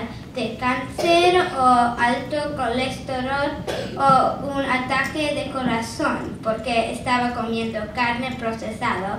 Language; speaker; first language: Spanish; non-native, learner; English